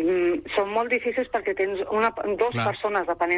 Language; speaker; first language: Catalan; non-native, local second language; Spanish